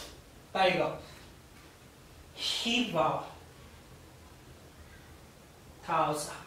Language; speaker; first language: Vietnamese; non-native, learner; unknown